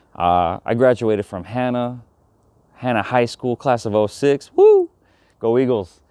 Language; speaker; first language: English; native; English